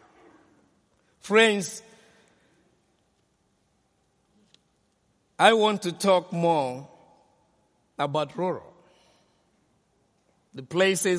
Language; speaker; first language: English; non-native, local second language; Nyanja